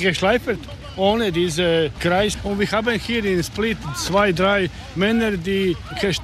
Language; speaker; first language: German; non-native, learner; Croatian